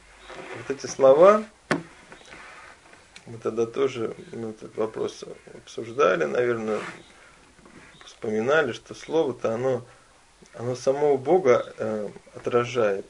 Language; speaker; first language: Russian; native; Russian